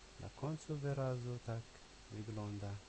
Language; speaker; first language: Polish; non-native, learner; Arabic